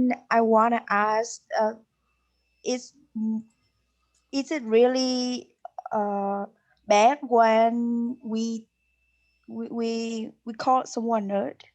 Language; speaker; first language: English; non-native, learner; Vietnamese